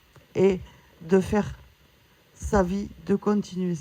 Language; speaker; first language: French; native; French